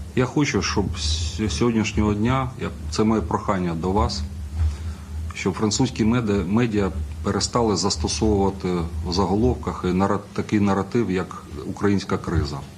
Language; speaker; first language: Ukrainian; native; Ukrainian